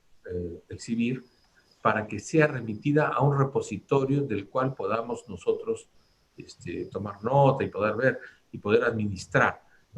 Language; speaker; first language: Spanish; native; Spanish